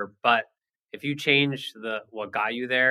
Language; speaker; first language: English; native; English